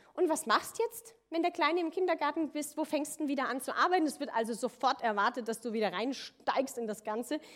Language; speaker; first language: German; native; German